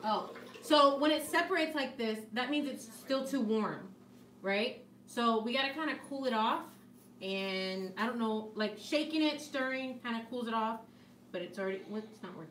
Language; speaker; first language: English; native; English